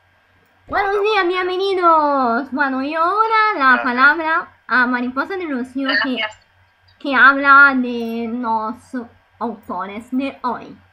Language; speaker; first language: Spanish; non-native, fluent; Italian